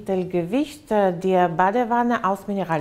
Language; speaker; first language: German; non-native, fluent; Russian